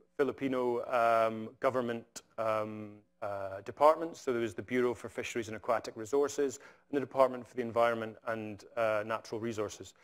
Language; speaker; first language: English; native; English